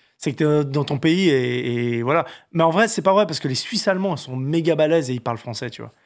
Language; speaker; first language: French; native; French